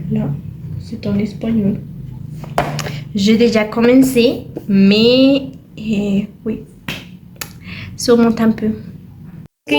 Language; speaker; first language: French; non-native, learner; Spanish